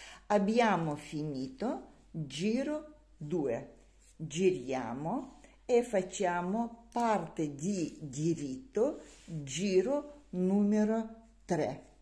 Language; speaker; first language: Italian; non-native, learner; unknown